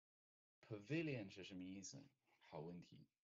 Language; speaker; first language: Chinese; non-native, fluent; English